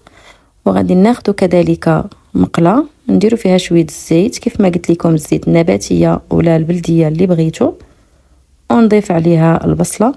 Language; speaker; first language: Arabic; native; Arabic